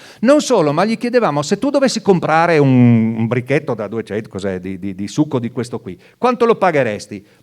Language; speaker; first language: Italian; non-native, local second language; Friulian